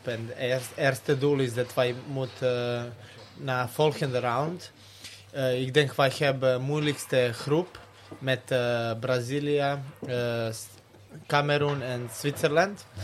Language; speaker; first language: Dutch; non-native, learner; Serbian